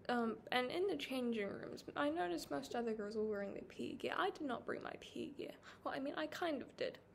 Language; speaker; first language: English; native; English